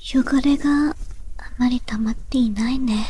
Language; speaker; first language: Japanese; non-native, learner; Chinese